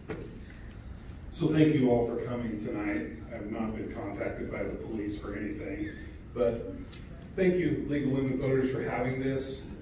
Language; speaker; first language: English; native; English